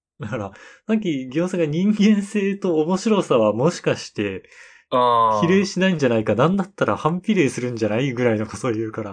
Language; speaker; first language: Japanese; native; Japanese